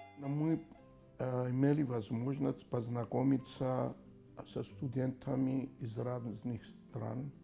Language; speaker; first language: Russian; non-native, fluent; Greek